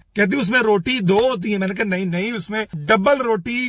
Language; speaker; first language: Urdu; native; Urdu